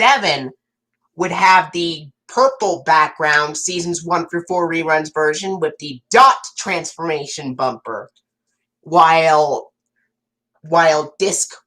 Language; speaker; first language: English; native; English